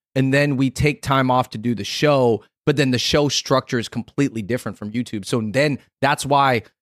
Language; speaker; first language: English; native; English